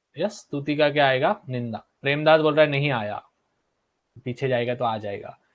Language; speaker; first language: Hindi; non-native, local second language; Marathi